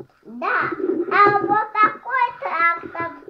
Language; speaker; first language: Russian; native; Russian